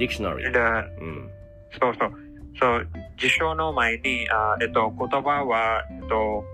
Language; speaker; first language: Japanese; non-native, learner; English